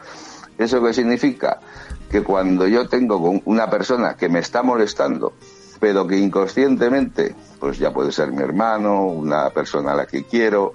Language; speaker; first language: Spanish; native; Spanish